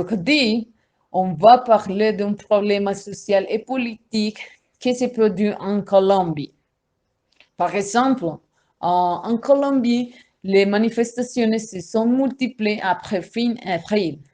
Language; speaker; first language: French; non-native, learner; Spanish